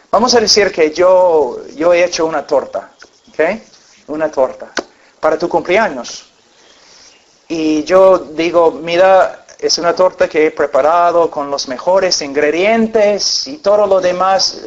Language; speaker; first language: Spanish; non-native, fluent; English